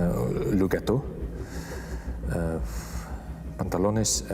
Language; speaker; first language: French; non-native, fluent; Russian